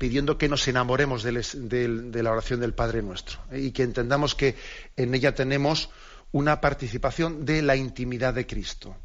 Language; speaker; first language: Spanish; native; Spanish